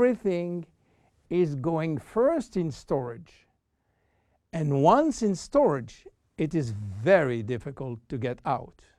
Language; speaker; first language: English; non-native, fluent; French